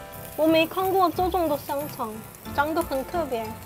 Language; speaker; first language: Chinese; non-native, fluent; Korean